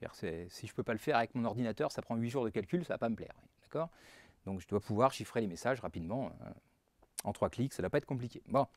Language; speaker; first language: French; native; French